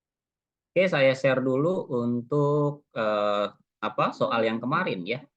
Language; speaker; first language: Indonesian; native; Indonesian